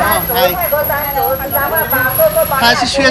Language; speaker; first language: Chinese; non-native, learner; Bangla